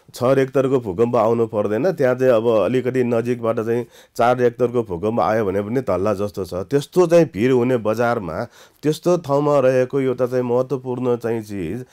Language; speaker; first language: Nepali; non-native, local second language; Newari